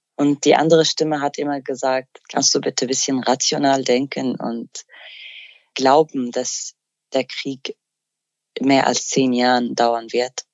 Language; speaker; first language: German; non-native, fluent; Arabic